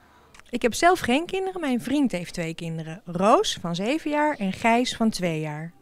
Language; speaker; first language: Dutch; native; Dutch